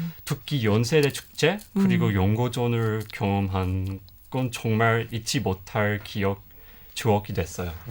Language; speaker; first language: Korean; non-native, fluent; English